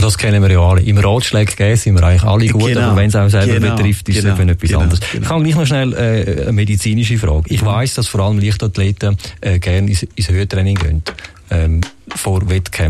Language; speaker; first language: German; native; German